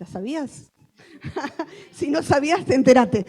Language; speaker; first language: Spanish; native; Spanish